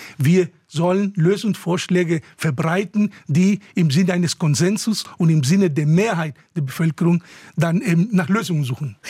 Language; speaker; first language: German; non-native, fluent; Spanish